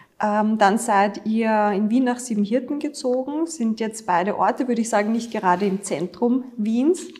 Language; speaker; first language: German; native; German